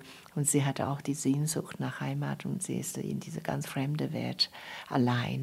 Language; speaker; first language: German; non-native, fluent; Chinese